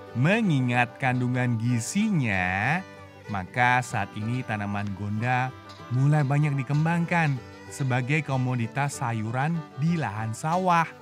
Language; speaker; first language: Indonesian; native; Indonesian